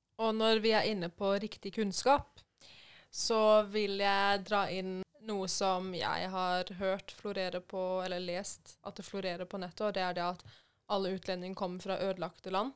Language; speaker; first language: Norwegian; early bilingual, other home language; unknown